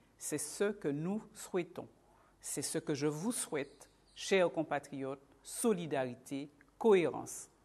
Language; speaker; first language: French; native; French